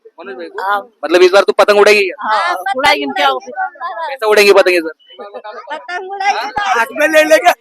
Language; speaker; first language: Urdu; non-native, local second language; Marathi